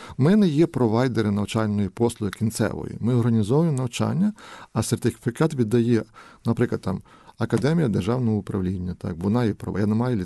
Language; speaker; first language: Ukrainian; native; Ukrainian